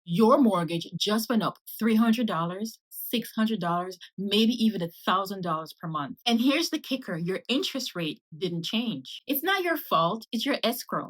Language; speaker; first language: English; native; English